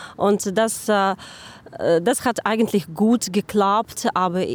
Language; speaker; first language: German; non-native, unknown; Ukrainian